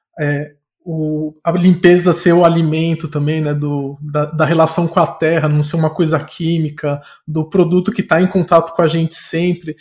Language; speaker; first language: Portuguese; native; Portuguese